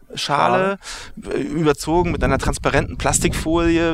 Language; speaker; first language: German; native; German